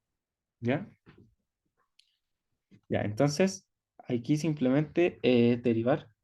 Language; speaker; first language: Spanish; native; Spanish